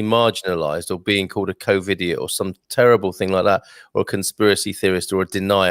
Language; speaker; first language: English; native; English